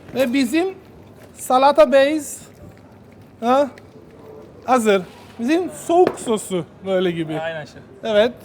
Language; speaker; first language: Turkish; non-native, learner; Italian